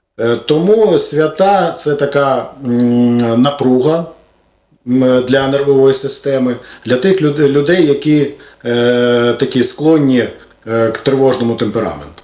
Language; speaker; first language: Ukrainian; non-native, local second language; Russian